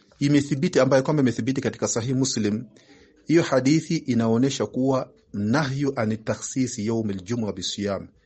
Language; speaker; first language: Swahili; native; Swahili